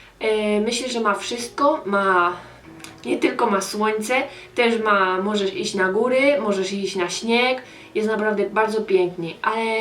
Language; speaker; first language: Polish; early bilingual, heritage; Polish